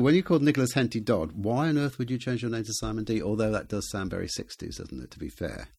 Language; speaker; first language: English; native; English